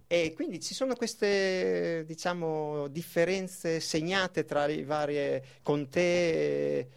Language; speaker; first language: Italian; native; Italian